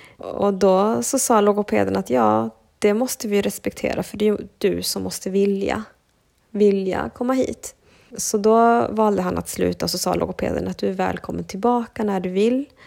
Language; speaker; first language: Swedish; early bilingual, other home language; Spanish